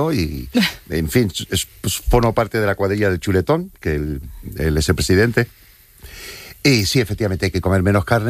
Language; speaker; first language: Spanish; native; Spanish